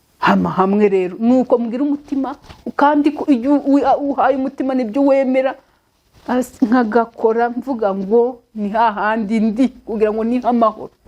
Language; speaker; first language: Kinyarwanda; native; Kinyarwanda